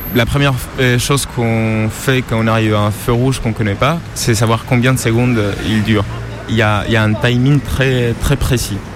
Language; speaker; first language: French; non-native, fluent; Spanish